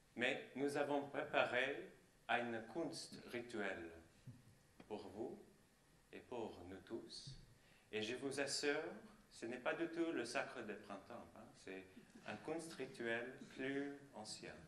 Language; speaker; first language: French; non-native, fluent; German